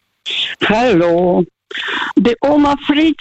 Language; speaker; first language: German; non-native, fluent; Russian